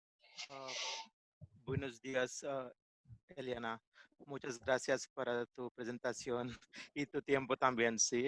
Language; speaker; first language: Spanish; non-native, learner; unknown